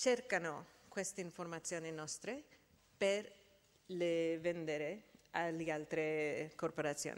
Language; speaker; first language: Italian; non-native, fluent; English